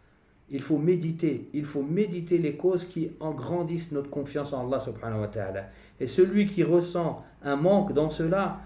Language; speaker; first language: French; native; French